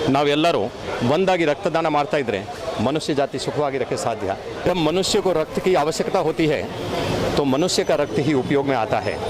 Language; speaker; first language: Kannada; non-native, local second language; Hindi